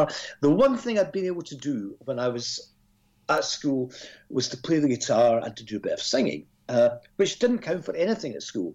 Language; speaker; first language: English; native; English